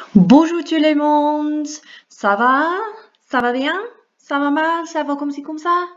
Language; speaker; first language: French; non-native, fluent; English